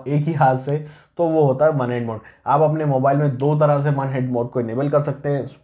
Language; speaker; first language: Hindi; native; Hindi